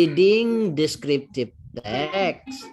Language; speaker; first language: English; non-native, fluent; Indonesian